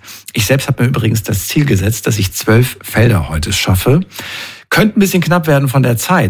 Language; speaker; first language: German; native; German